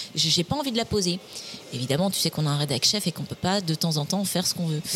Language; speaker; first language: French; native; French